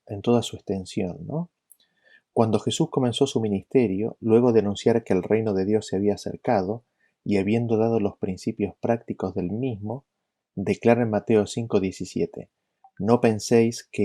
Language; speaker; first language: Spanish; native; Spanish